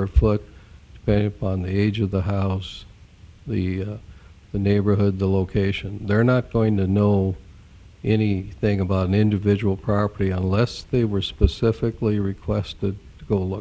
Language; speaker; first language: English; native; English